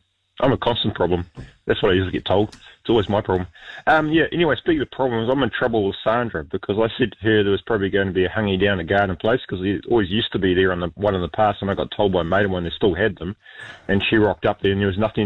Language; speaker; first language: English; native; English